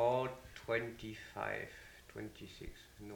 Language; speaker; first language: English; non-native, learner; French